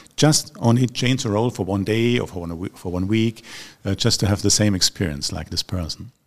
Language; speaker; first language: English; non-native, fluent; German